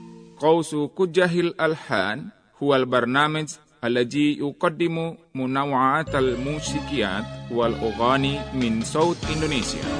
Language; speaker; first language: Arabic; non-native, fluent; Indonesian